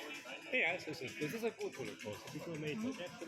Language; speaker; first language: English; non-native, learner; German